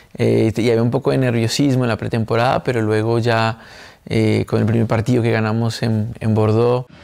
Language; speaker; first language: Spanish; native; Spanish